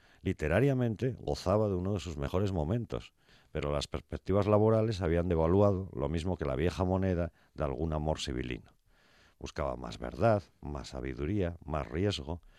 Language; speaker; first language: Spanish; native; Spanish